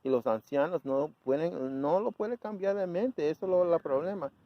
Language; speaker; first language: Spanish; early bilingual, heritage; Spanish